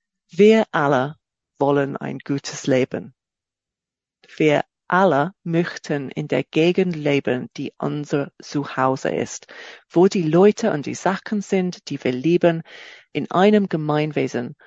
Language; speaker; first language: German; non-native, fluent; English